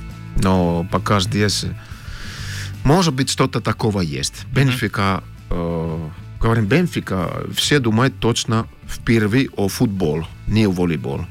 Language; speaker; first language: Russian; non-native, learner; Finnish